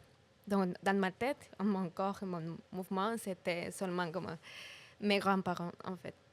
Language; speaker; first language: French; non-native, learner; Spanish